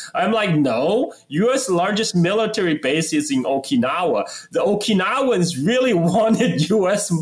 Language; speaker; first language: English; non-native, fluent; Chinese